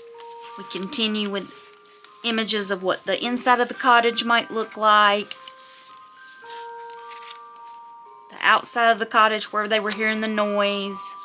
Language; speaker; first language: English; native; English